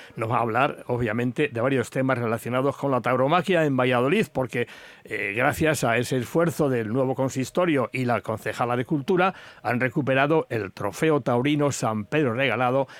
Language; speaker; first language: Spanish; native; Spanish